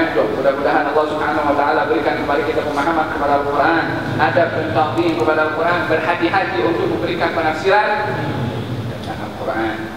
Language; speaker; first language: Malay; native; Malay